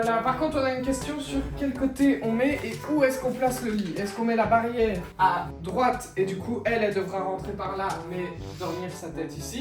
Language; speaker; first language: French; native; French